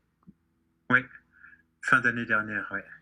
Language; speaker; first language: French; native; French